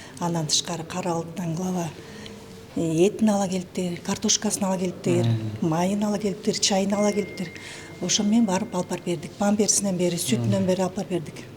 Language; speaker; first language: Kyrgyz; native; Kyrgyz